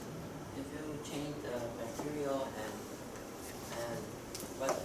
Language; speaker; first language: English; non-native, learner; Chinese